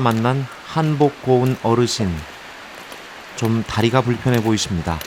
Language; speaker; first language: Korean; native; Korean